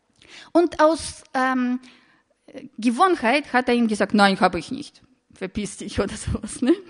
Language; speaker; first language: German; non-native, fluent; Russian